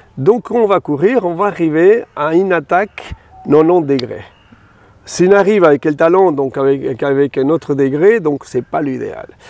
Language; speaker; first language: French; non-native, fluent; Spanish